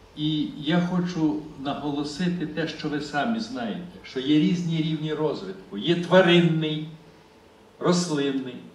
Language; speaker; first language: Ukrainian; native; Ukrainian